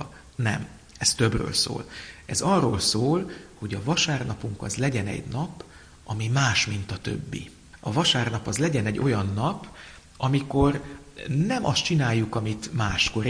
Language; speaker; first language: Hungarian; native; Hungarian